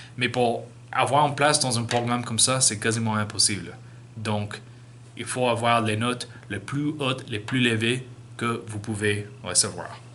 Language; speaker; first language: French; non-native, fluent; English